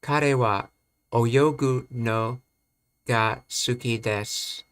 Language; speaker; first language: Japanese; non-native, learner; English